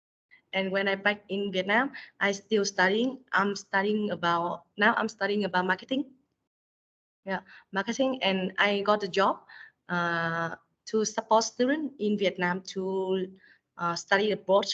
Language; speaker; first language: English; non-native, learner; Vietnamese